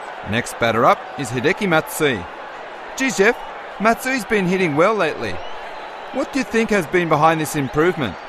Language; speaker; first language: English; native; English